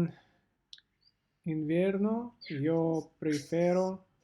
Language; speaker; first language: Spanish; non-native, learner; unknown